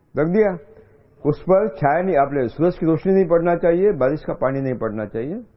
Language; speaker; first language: Hindi; non-native, local second language; Marathi